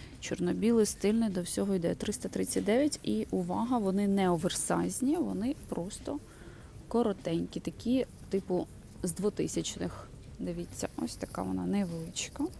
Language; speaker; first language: Ukrainian; non-native, local second language; Russian